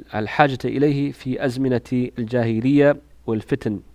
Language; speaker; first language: Arabic; non-native, fluent; English